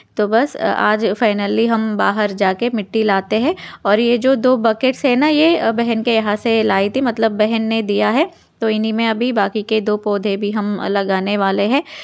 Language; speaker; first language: Hindi; non-native, local second language; Telugu